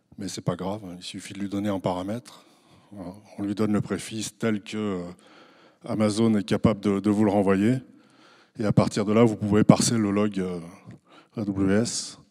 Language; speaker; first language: French; native; French